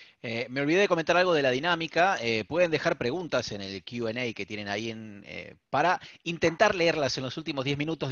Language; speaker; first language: Spanish; native; Spanish